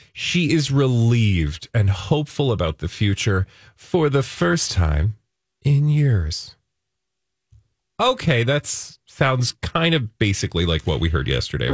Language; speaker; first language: English; native; English